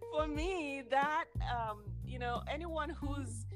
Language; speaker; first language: English; non-native, local second language; Igbo